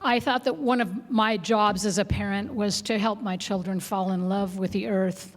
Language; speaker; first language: English; native; English